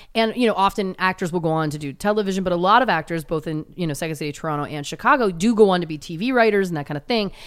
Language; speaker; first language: English; native; English